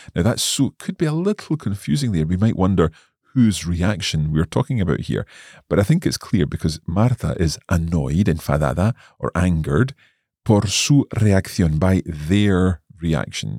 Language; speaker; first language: English; native; English